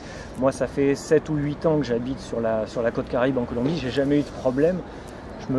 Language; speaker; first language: French; native; French